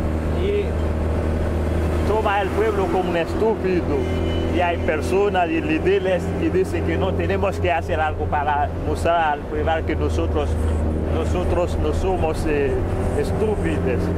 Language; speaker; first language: Spanish; non-native, fluent; Haitian Creole